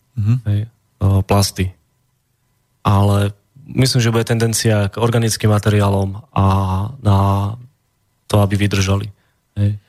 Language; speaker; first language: Slovak; native; Slovak